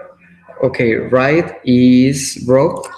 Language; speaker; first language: English; non-native, learner; Spanish